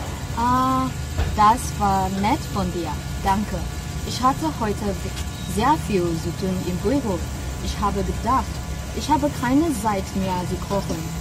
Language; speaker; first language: German; non-native, learner; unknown